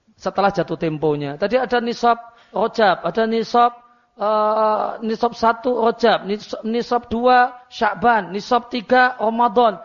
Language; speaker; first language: Indonesian; non-native, local second language; Javanese